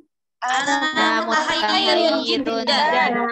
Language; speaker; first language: Arabic; non-native, learner; Indonesian